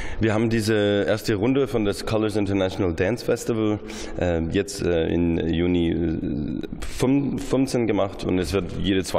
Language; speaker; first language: German; non-native, fluent; English